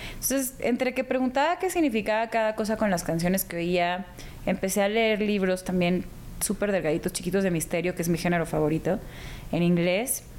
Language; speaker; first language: Spanish; native; Spanish